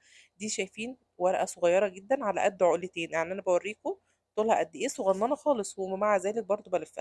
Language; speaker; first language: Arabic; native; Arabic